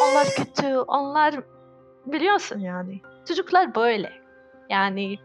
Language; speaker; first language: Turkish; non-native, learner; Arabic